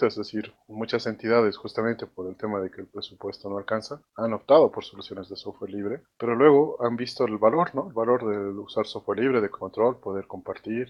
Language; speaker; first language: Spanish; native; Spanish